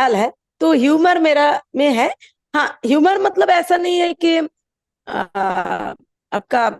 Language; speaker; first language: Hindi; non-native, local second language; Bangla